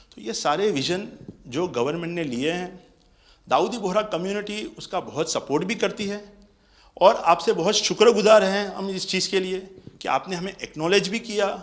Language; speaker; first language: Hindi; non-native, local second language; Gujarati